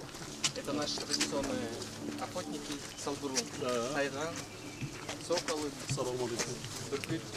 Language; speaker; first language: Russian; non-native, local second language; Kyrgyz